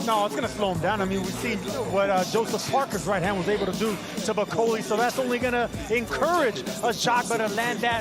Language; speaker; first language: English; native; English